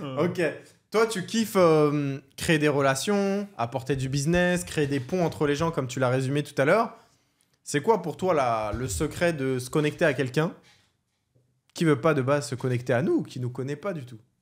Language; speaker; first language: French; native; French